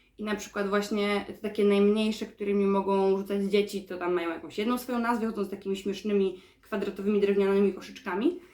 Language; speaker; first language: Polish; native; Polish